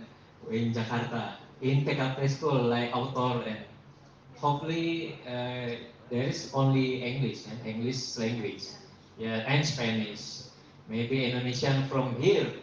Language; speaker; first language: English; non-native, learner; Indonesian